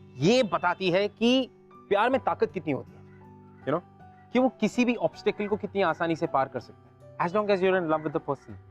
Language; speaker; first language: Hindi; native; Hindi